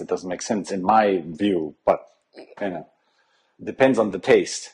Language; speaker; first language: English; non-native, fluent; German